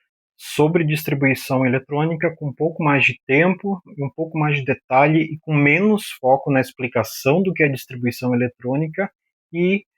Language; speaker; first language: Portuguese; native; Portuguese